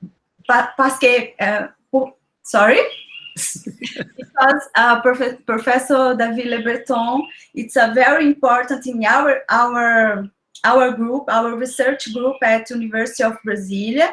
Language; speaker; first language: English; non-native, learner; Portuguese